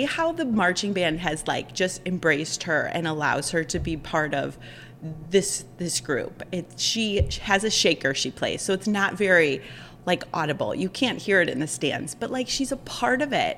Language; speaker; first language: English; native; English